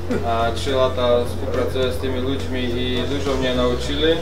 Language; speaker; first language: Polish; non-native, fluent; Croatian